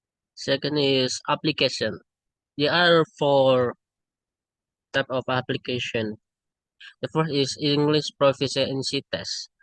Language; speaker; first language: English; non-native, learner; Indonesian